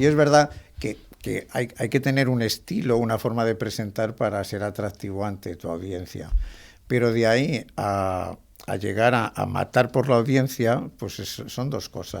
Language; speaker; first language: Spanish; native; Spanish